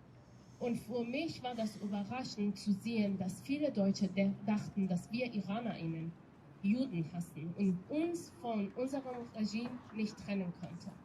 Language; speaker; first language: German; non-native, fluent; Persian